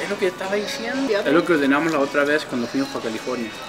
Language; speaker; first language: Spanish; early bilingual, heritage; Spanish